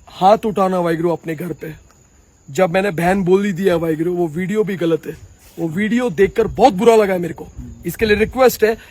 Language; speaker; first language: Hindi; non-native, local second language; Punjabi